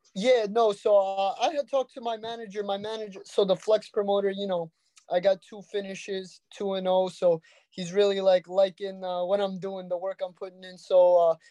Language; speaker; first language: English; native; English